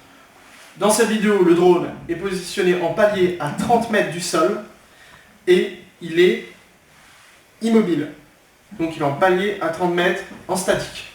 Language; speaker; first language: French; native; French